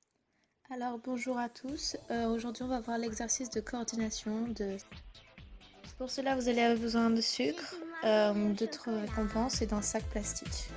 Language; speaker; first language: French; native; French